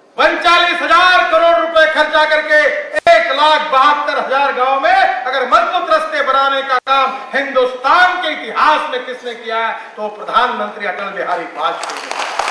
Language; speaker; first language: Hindi; non-native, local second language; Marathi